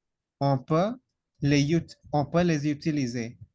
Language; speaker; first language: French; non-native, fluent; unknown